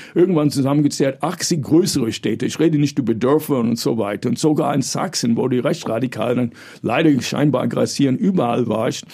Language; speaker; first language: German; early bilingual, other home language; English